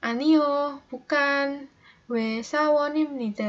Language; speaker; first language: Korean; non-native, learner; Indonesian